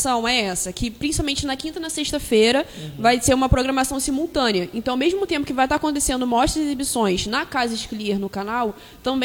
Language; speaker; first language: Portuguese; native; Portuguese